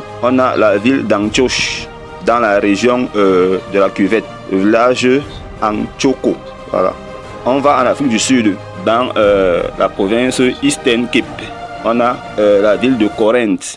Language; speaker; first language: French; non-native, local second language; Kongo